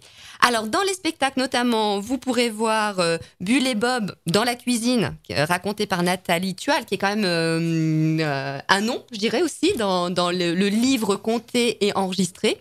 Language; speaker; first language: French; native; French